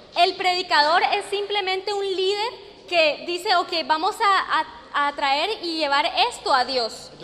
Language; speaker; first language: Spanish; non-native, fluent; English